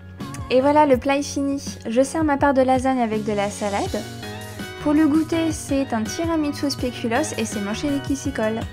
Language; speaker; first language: French; native; French